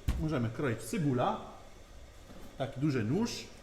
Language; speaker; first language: Polish; non-native, learner; Italian